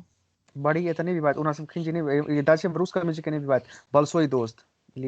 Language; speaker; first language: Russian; non-native, learner; Hindi